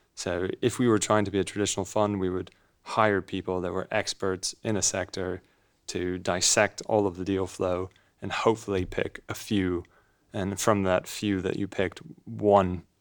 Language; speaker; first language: English; native; English